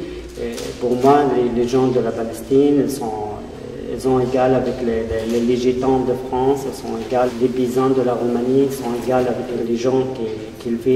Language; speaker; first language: French; non-native, fluent; Arabic